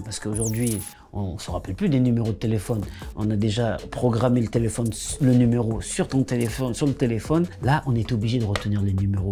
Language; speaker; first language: French; native; French